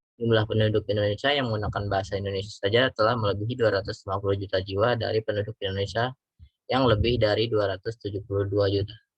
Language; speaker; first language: Indonesian; native; Indonesian